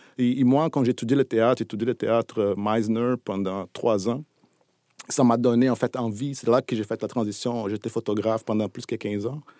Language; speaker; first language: French; non-native, fluent; Portuguese